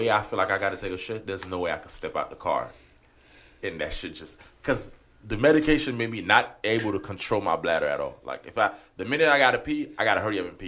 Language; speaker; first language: English; non-native, fluent; Haitian Creole